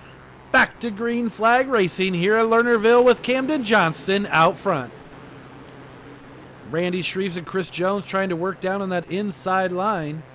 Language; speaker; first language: English; native; English